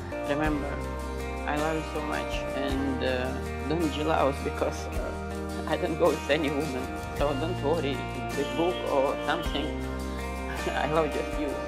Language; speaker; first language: English; non-native, learner; Ukrainian